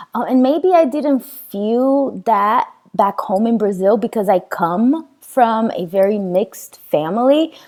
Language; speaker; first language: English; non-native, fluent; Portuguese